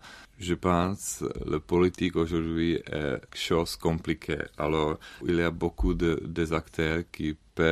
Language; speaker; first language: French; non-native, learner; Czech